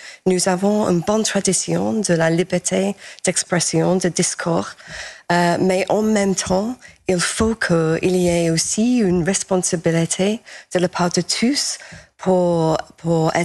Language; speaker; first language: French; non-native, fluent; English